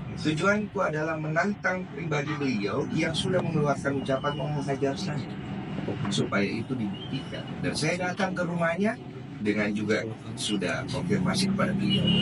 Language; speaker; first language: Indonesian; native; Indonesian